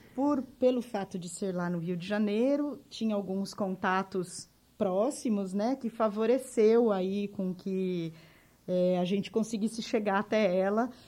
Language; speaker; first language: Portuguese; native; Portuguese